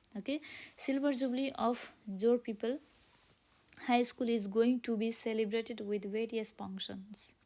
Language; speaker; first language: English; non-native, local second language; Nepali